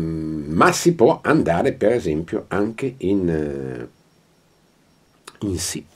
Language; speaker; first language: Italian; native; Italian